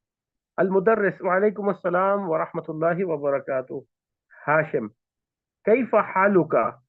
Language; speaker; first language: Arabic; non-native, fluent; Urdu